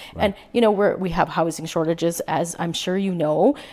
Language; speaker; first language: English; native; English